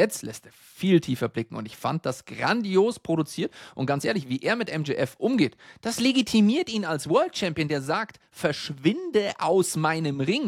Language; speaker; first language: German; native; German